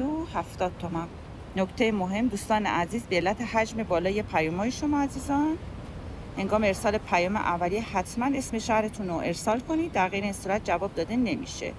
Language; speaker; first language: Persian; native; Persian